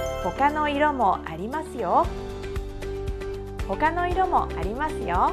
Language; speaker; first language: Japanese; non-native, fluent; Korean